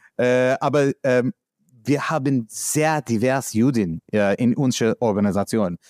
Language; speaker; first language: German; non-native, learner; English